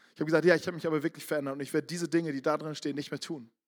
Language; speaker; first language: German; native; German